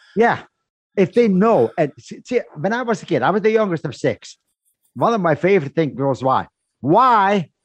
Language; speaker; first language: English; non-native, fluent; Dutch